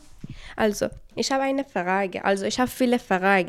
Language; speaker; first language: German; non-native, learner; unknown